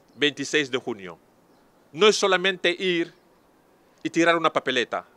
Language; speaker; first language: Spanish; non-native, fluent; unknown